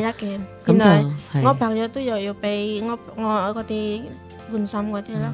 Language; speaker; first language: Chinese; non-native, learner; Indonesian